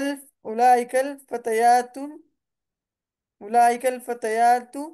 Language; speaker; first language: Arabic; non-native, learner; Urdu